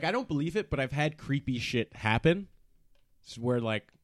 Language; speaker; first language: English; native; English